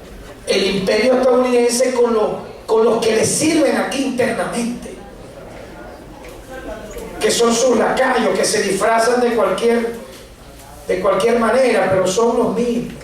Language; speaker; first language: Spanish; native; Spanish